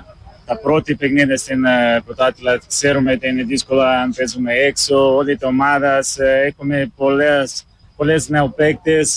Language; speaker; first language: Greek; non-native, learner; Portuguese